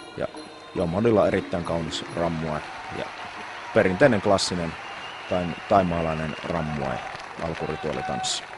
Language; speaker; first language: Finnish; native; Finnish